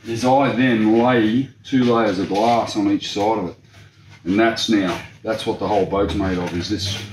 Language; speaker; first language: English; native; English